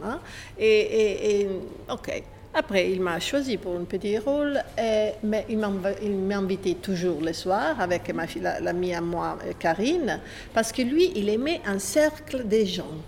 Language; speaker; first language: French; non-native, fluent; Italian